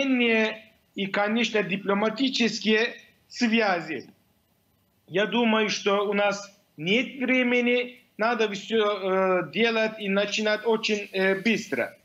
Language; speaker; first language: Russian; non-native, fluent; Turkish